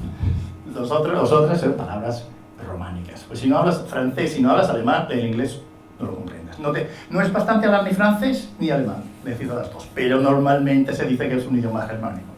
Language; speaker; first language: Spanish; non-native, fluent; Italian